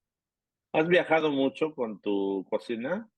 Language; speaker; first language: Spanish; native; Spanish